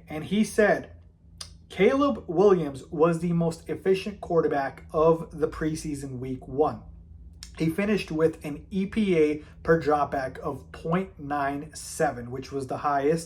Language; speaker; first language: English; native; English